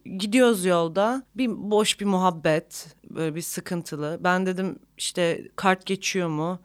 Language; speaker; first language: Turkish; native; Turkish